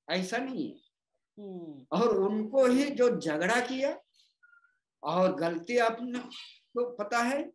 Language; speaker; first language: Hindi; non-native, local second language; Gondi